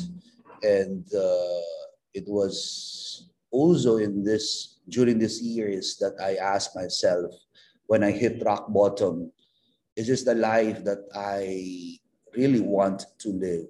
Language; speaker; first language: English; non-native, local second language; Filipino